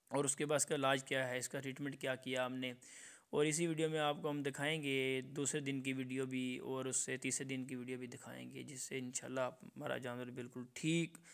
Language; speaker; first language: Urdu; non-native, local second language; Punjabi